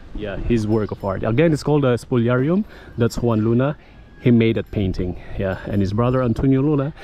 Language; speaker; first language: English; non-native, local second language; Filipino